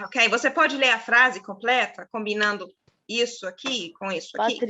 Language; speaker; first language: Portuguese; non-native, fluent; German